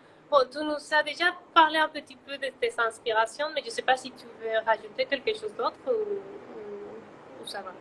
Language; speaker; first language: French; non-native, fluent; Spanish